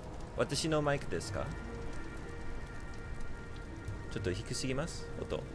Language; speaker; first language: Japanese; non-native, learner; English